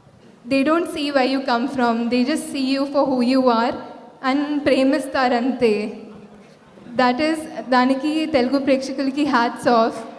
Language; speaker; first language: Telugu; non-native, local second language; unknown